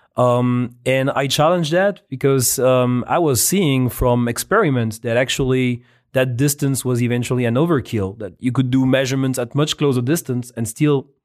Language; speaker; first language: English; non-native, fluent; French